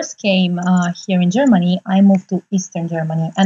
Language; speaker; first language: English; non-native, fluent; Italian